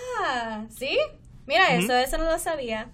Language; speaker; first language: Spanish; non-native, fluent; English